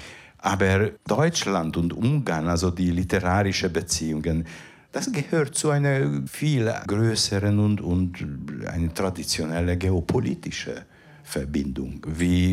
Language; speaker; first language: German; non-native, fluent; Hungarian